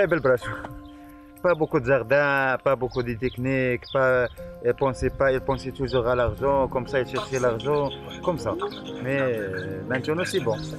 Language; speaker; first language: French; non-native, learner; Arabic